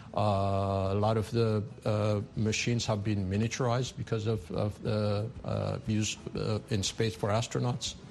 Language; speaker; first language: English; non-native, fluent; Amharic